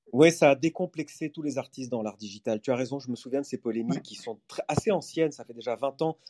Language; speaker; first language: French; native; French